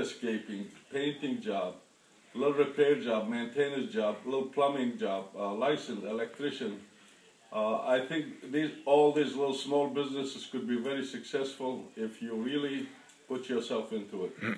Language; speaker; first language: English; non-native, fluent; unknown